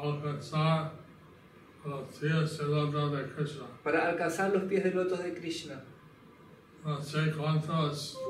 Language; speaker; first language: Spanish; non-native, learner; English